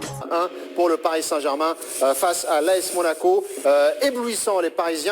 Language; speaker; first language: French; native; French